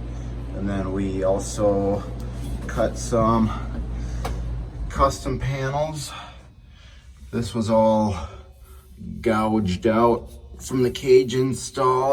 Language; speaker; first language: English; native; English